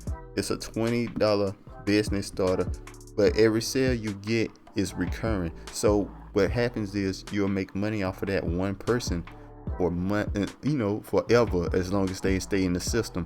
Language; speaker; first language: English; native; English